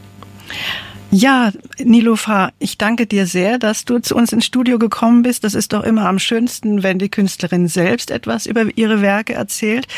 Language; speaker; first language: German; native; German